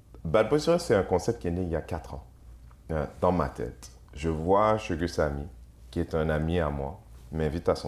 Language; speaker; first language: French; early bilingual, other home language; Haitian Creole